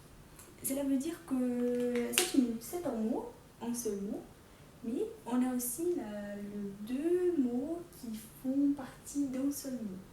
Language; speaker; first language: French; non-native, fluent; Portuguese